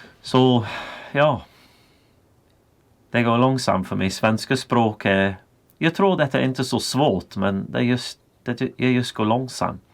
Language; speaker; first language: Swedish; non-native, learner; English